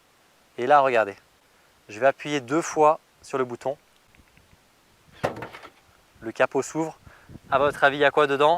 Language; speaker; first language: French; native; French